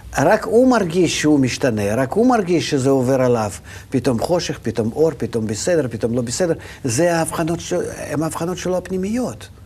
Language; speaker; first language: Hebrew; non-native, fluent; Russian